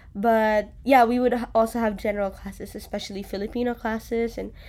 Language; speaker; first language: English; native; English